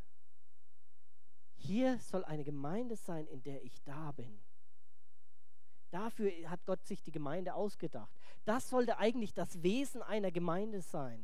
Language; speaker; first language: German; native; German